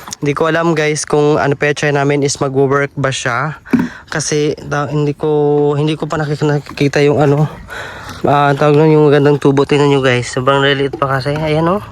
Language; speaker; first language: Filipino; non-native, local second language; Cebuano